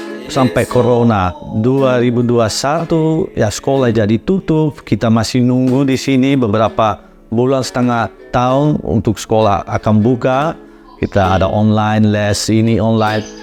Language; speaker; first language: Indonesian; non-native, learner; Dutch